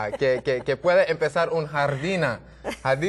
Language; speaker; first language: Spanish; non-native, learner; English